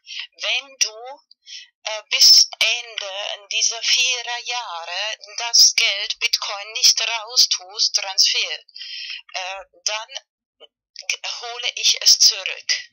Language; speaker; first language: German; non-native, fluent; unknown